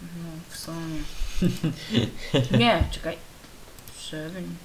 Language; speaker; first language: Polish; native; Polish